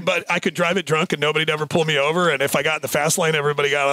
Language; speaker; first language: English; native; English